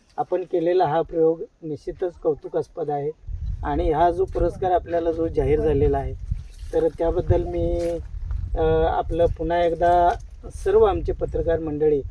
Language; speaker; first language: Marathi; native; Marathi